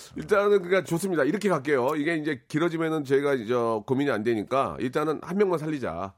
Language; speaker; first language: Korean; native; Korean